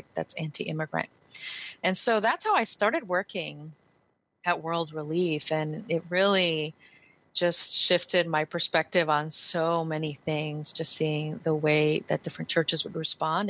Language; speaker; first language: English; early bilingual, other home language; Spanish